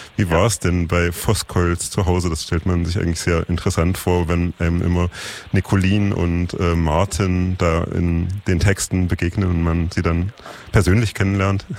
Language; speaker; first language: German; native; German